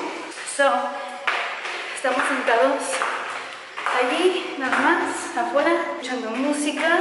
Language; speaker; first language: Spanish; early bilingual, heritage; Spanish